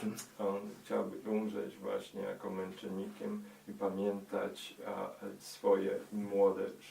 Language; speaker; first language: Polish; early bilingual, heritage; Polish